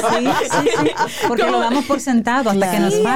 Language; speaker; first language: Spanish; native; Spanish